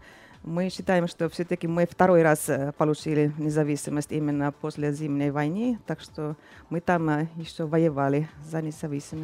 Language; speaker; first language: Russian; non-native, fluent; Finnish